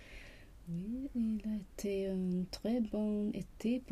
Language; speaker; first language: French; non-native, learner; Swedish